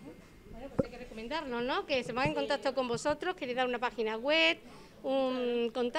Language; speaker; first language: Spanish; native; Spanish